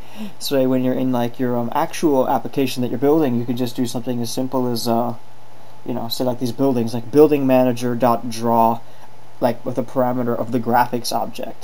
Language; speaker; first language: English; native; English